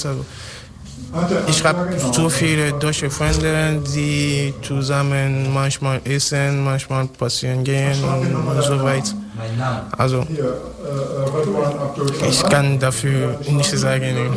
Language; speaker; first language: German; non-native, learner; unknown